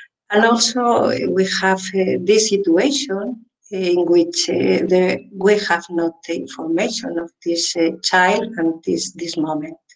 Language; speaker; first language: English; non-native, fluent; Spanish